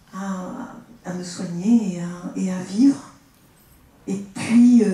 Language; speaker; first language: French; early bilingual, other home language; Spanish